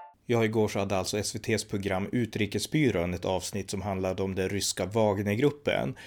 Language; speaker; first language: Swedish; native; Swedish